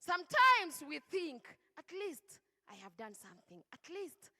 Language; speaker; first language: English; non-native, local second language; Swahili